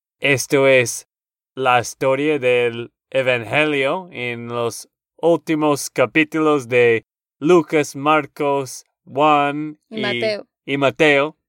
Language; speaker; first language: Spanish; non-native, learner; English